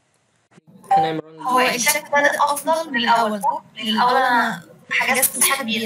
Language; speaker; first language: Arabic; native; Arabic